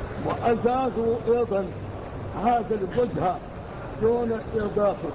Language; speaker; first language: Arabic; native; Arabic